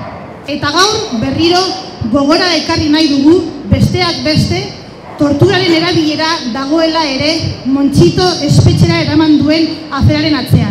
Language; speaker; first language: Basque; native; Basque